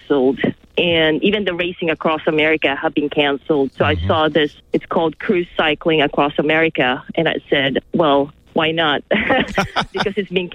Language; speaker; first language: English; non-native, local second language; Filipino